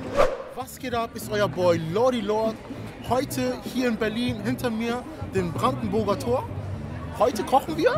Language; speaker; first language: German; early bilingual, other home language; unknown